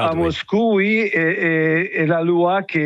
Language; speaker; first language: French; non-native, fluent; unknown